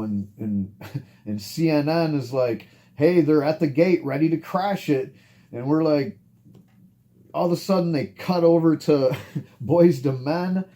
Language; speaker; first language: English; native; English